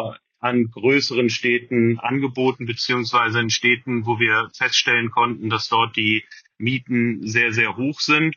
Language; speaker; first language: German; native; German